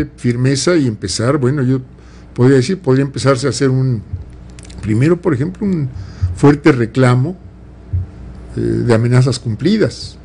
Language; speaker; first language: Spanish; native; Spanish